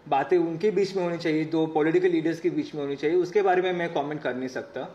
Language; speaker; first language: Hindi; non-native, local second language; Marathi